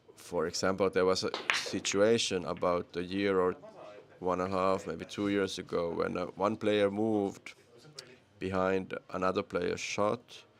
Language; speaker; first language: English; non-native, fluent; Finnish